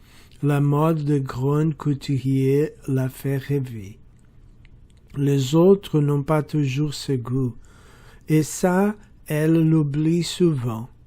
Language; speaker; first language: French; non-native, learner; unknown